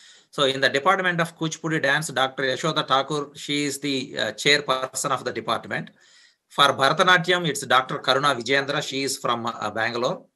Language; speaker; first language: English; non-native, local second language; Telugu